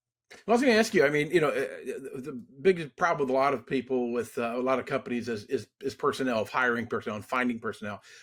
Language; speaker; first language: English; native; English